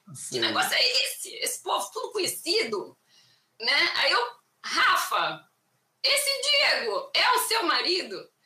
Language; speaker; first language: Portuguese; native; Portuguese